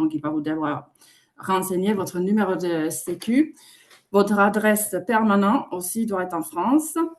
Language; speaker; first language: French; non-native, fluent; Finnish